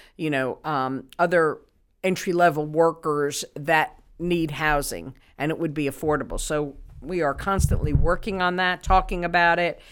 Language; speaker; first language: English; native; English